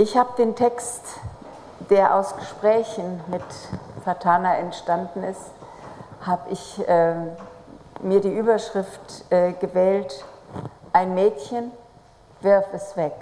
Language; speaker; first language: German; native; German